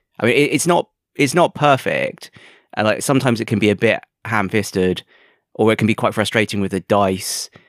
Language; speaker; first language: English; native; English